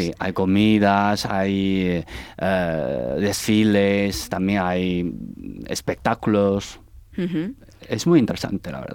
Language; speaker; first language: Spanish; non-native, learner; Chinese